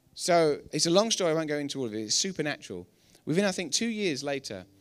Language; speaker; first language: English; native; English